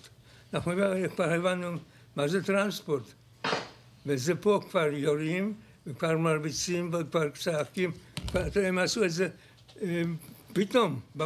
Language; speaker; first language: Hebrew; non-native, fluent; Polish